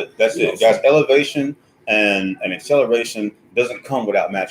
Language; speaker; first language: English; native; English